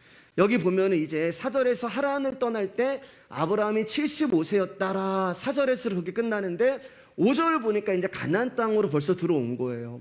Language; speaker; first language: Korean; native; Korean